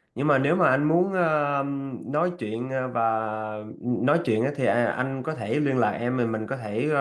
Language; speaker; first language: Vietnamese; early bilingual, heritage; Vietnamese